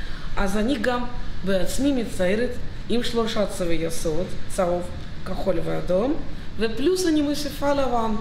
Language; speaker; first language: Hebrew; non-native, fluent; Russian